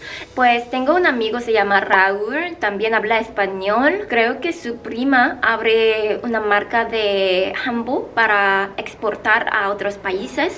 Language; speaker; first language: Spanish; non-native, learner; Korean